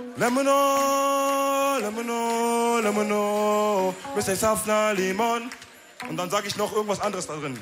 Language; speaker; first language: German; early bilingual, other home language; Wolof